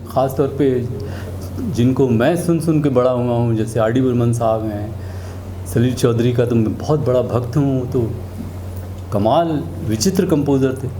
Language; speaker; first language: Hindi; native; Hindi